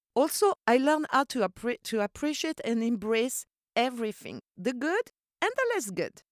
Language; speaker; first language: English; non-native, fluent; French